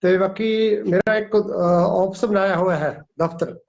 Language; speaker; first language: Hindi; non-native, local second language; Punjabi